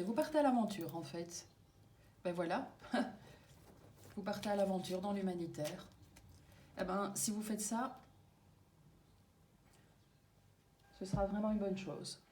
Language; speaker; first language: French; native; French